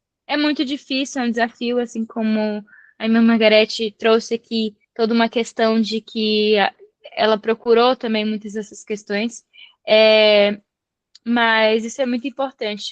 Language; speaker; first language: Portuguese; native; Portuguese